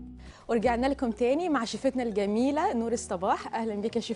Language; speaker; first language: Arabic; native; Arabic